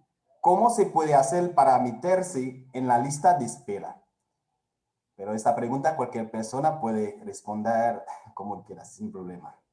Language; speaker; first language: Spanish; non-native, fluent; Haitian Creole